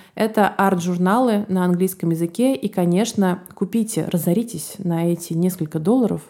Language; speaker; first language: Russian; native; Russian